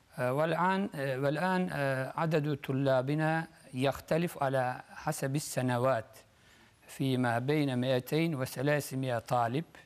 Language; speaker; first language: Arabic; non-native, fluent; Turkish